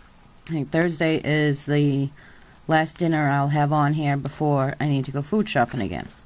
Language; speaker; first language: English; native; English